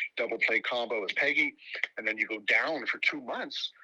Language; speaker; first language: English; native; English